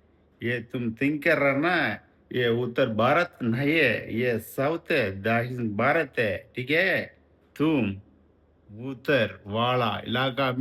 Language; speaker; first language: Hindi; non-native, local second language; Tamil